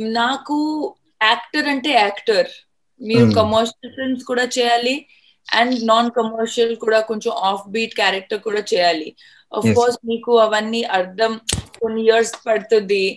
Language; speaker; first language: Telugu; non-native, fluent; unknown